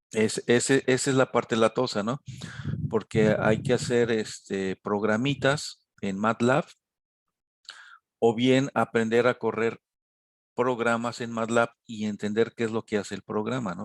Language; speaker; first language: Spanish; native; Spanish